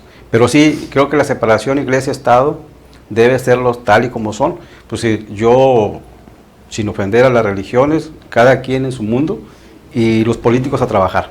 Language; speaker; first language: Spanish; native; Spanish